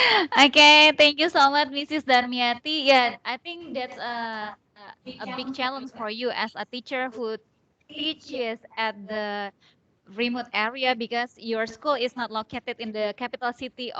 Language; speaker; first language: English; non-native, fluent; Indonesian